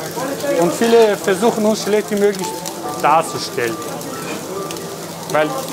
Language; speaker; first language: German; non-native, fluent; Turkish